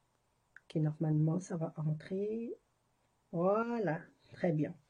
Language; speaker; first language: French; non-native, learner; Thai